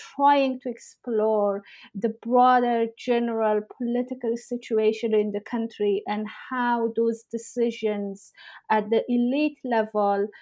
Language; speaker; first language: English; non-native, fluent; Persian